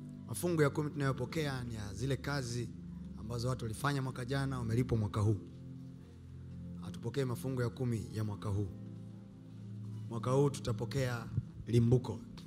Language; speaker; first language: Swahili; native; Swahili